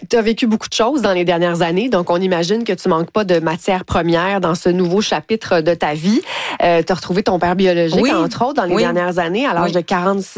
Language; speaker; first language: French; native; French